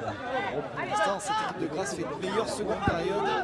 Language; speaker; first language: French; native; French